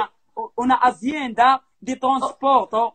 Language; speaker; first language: Italian; non-native, learner; Arabic